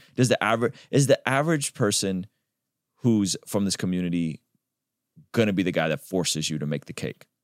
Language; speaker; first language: English; early bilingual, other home language; Armenian